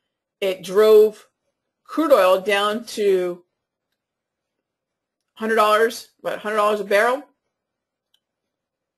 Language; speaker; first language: English; native; English